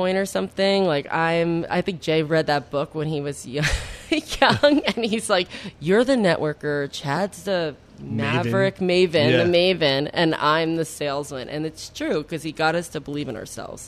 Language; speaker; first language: English; native; English